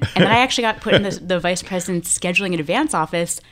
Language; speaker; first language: English; native; English